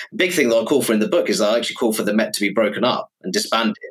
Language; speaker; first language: English; native; English